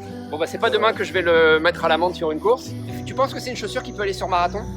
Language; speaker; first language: French; native; French